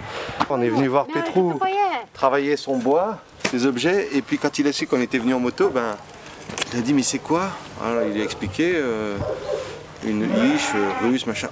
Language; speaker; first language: French; native; French